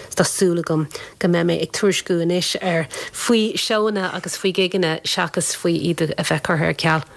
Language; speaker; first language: Irish; non-native, local second language; English